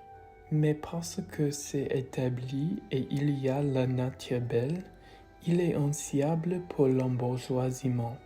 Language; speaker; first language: French; non-native, learner; English